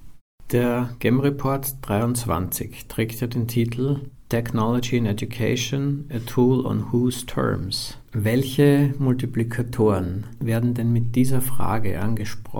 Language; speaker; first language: German; native; German